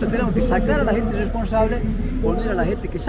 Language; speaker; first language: Spanish; native; Spanish